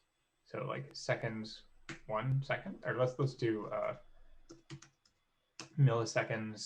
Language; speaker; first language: English; native; English